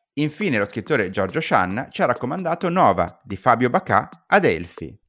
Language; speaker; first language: Italian; native; Italian